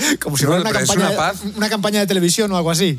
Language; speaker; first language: Spanish; native; Spanish